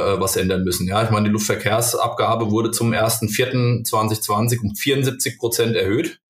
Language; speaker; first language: German; native; German